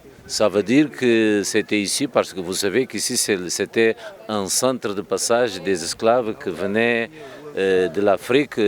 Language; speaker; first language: French; non-native, fluent; Kabuverdianu